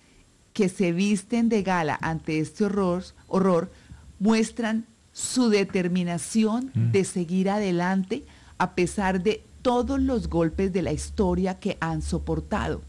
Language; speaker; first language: Spanish; native; Spanish